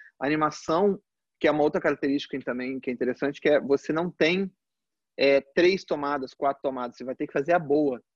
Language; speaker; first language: Portuguese; early bilingual, other home language; Spanish